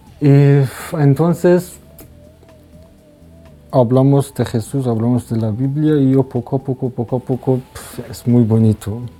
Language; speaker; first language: Spanish; non-native, learner; Persian